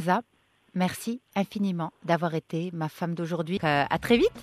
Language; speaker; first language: French; non-native, local second language; Arabic